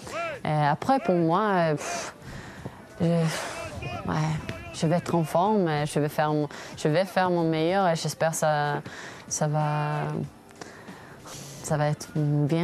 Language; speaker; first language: French; non-native, fluent; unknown